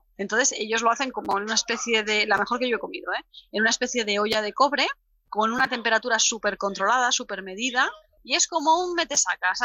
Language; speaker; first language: Spanish; native; Spanish